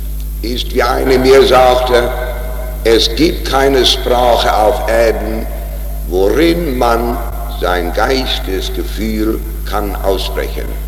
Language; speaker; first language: German; non-native, fluent; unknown